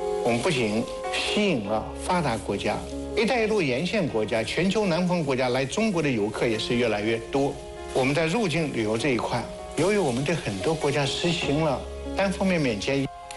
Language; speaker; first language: Chinese; native; Chinese